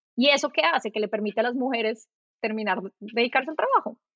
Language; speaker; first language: Spanish; native; Spanish